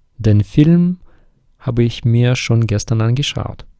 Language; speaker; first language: German; non-native, fluent; Ukrainian